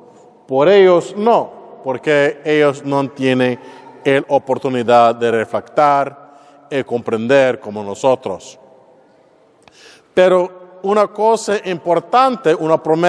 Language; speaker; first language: Spanish; non-native, fluent; English